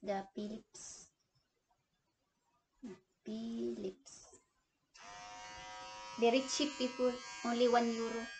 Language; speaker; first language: English; non-native, learner; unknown